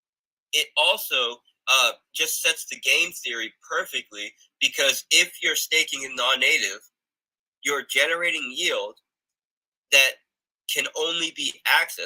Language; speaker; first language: English; native; English